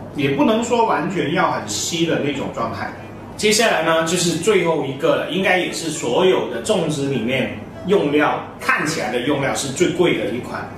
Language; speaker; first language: Chinese; native; Chinese